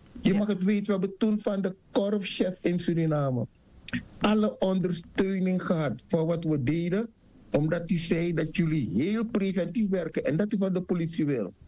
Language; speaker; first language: Dutch; native; Dutch